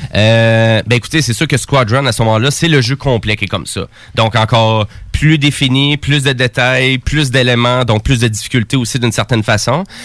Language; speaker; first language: French; native; French